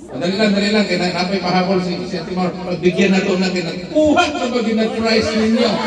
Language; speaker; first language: Filipino; non-native, local second language; Cebuano